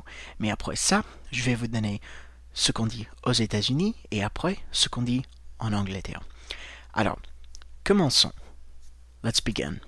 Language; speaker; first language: French; non-native, fluent; English